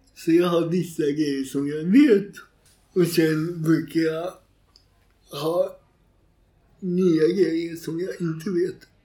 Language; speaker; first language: Swedish; native; Swedish